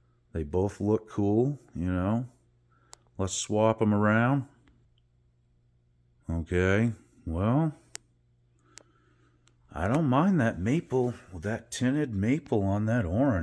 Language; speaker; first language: English; native; English